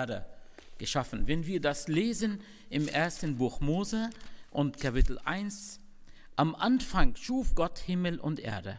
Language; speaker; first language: German; non-native, fluent; Arabic